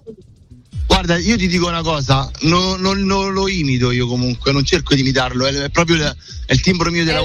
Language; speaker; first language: Italian; native; Italian